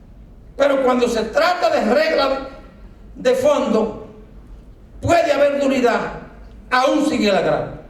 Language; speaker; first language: Spanish; native; Spanish